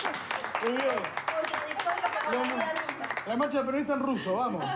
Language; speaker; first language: Spanish; native; Spanish